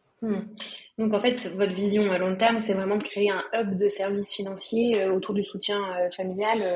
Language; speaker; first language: French; native; French